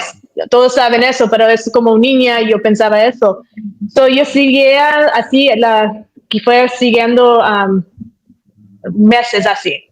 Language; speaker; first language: Spanish; early bilingual, heritage; Spanish